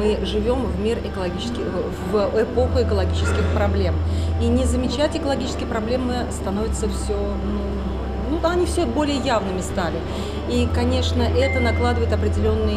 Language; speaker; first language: Russian; native; Russian